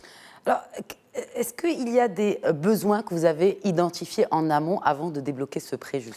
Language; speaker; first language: French; non-native, local second language; Arabic